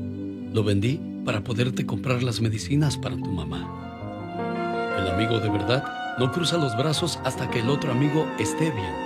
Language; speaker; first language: Spanish; native; Spanish